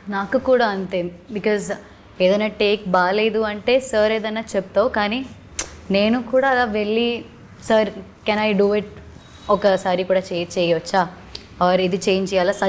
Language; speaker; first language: Telugu; non-native, learner; Malayalam